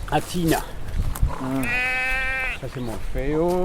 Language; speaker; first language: French; non-native, fluent; Spanish